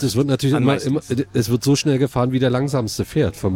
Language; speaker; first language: German; native; German